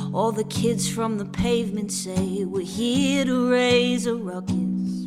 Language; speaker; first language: English; native; English